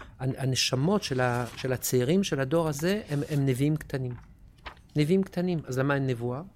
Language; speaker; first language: Hebrew; non-native, fluent; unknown